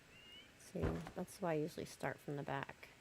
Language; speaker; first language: English; native; English